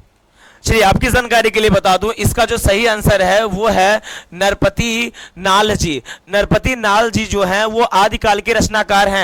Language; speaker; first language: Hindi; native; Hindi